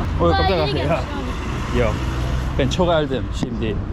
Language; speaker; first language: Turkish; non-native, learner; Korean